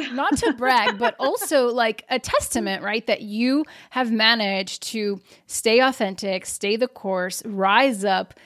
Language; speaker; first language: English; early bilingual, other home language; Portuguese